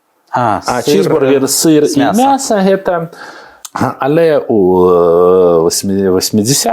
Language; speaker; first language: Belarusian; non-native, learner; Russian